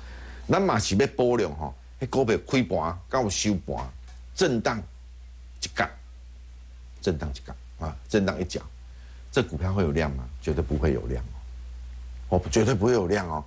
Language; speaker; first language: Chinese; native; Chinese